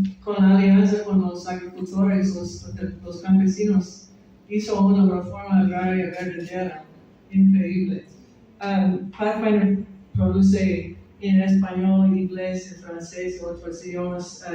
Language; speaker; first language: Spanish; non-native, learner; English